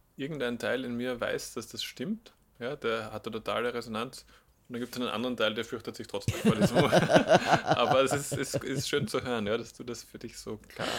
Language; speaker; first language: German; native; German